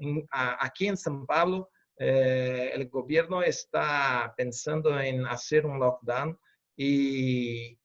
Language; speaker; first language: Spanish; non-native, fluent; Portuguese